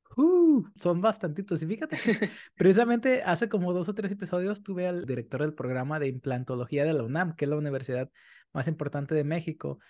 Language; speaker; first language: Spanish; native; Spanish